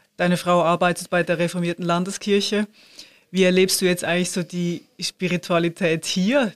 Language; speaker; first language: German; native; German